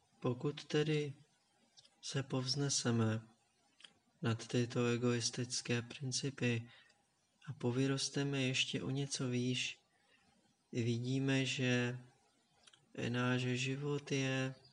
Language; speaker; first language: Czech; native; Czech